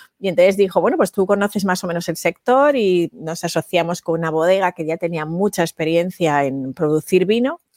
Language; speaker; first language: Spanish; native; Spanish